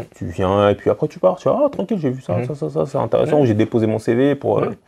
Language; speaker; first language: French; native; French